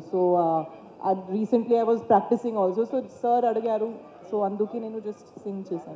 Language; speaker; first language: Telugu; non-native, fluent; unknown